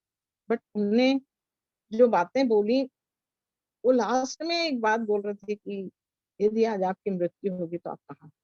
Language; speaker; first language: Hindi; native; Hindi